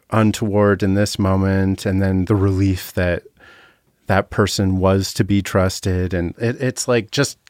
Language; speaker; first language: English; native; English